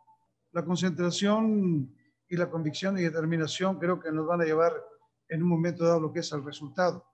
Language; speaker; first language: Spanish; native; Spanish